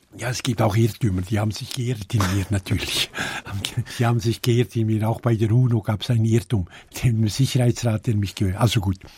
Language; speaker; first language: German; native; German